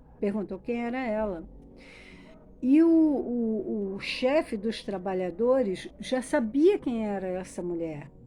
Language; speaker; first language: Portuguese; native; Portuguese